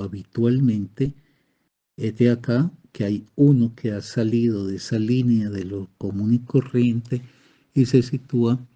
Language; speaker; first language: Spanish; native; Spanish